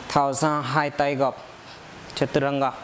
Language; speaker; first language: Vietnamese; non-native, learner; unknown